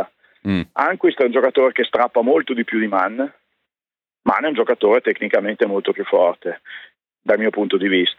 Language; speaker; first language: Italian; native; Italian